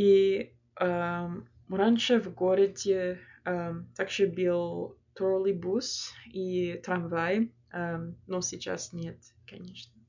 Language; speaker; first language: Russian; non-native, learner; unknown